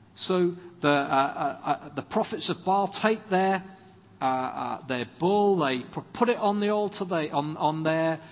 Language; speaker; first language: English; native; English